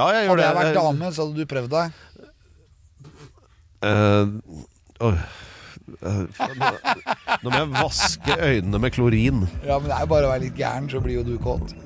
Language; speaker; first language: Norwegian; native; Norwegian